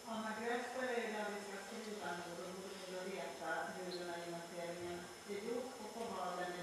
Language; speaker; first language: Swedish; native; Swedish